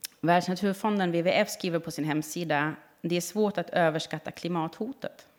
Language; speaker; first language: Swedish; non-native, fluent; German